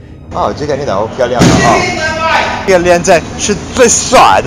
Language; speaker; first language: Chinese; non-native, learner; Italian